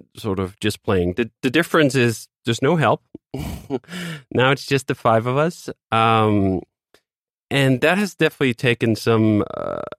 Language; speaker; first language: English; non-native, fluent; Danish